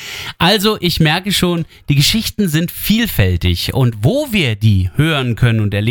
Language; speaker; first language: German; native; German